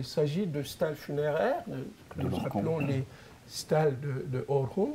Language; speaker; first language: French; non-native, fluent; Turkish